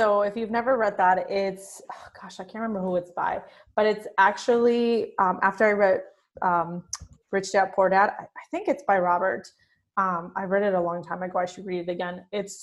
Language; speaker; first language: English; non-native, fluent; Spanish